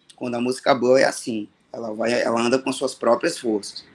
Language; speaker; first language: Portuguese; native; Portuguese